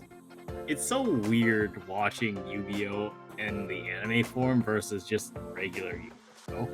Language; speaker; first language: English; native; English